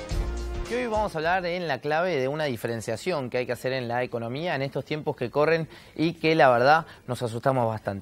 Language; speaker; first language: Spanish; native; Spanish